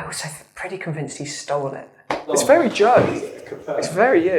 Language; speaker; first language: English; native; English